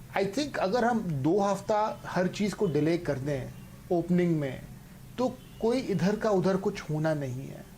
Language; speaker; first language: Hindi; native; Hindi